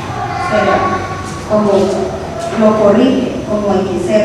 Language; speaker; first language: Spanish; non-native, local second language; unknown